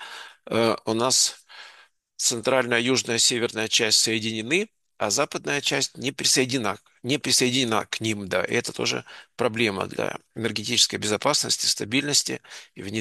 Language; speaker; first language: Russian; native; Russian